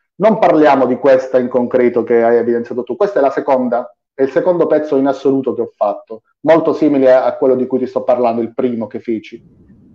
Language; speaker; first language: Italian; native; Italian